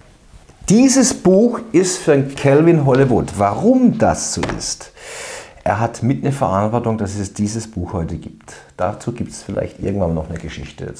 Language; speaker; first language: German; native; German